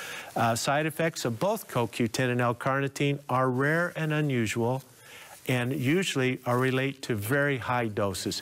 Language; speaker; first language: English; native; English